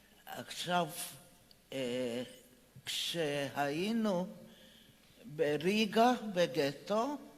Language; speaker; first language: Hebrew; non-native, fluent; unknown